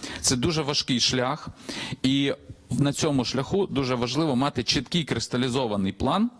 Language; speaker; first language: Ukrainian; native; Ukrainian